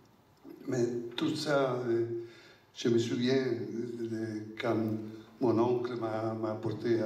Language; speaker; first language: French; non-native, fluent; Italian